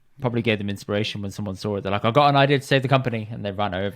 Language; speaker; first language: English; early bilingual, other home language; Punjabi